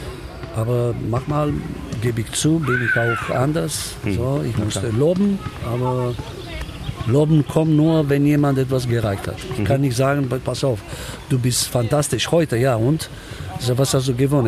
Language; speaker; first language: German; non-native, fluent; Romanian